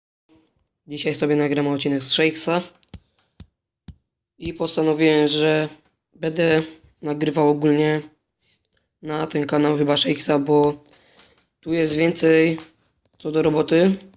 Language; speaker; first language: Polish; native; Polish